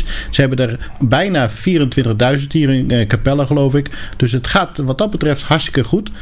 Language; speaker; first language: Dutch; native; Dutch